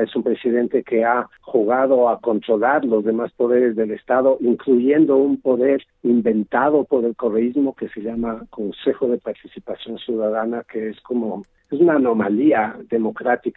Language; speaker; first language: Spanish; native; Spanish